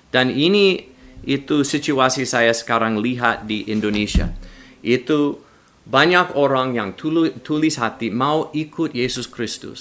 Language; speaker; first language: Indonesian; non-native, learner; English